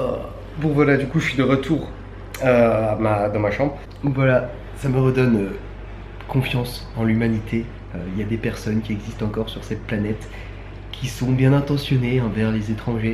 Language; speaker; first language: French; native; French